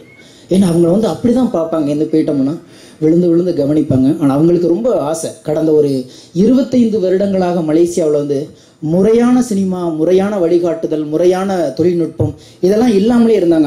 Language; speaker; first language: Tamil; native; Tamil